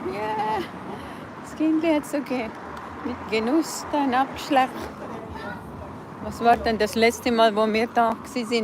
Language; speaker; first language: German; non-native, learner; Cebuano